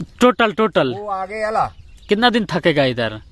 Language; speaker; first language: Hindi; native; Hindi